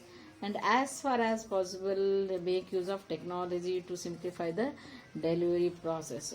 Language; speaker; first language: English; non-native, local second language; Kannada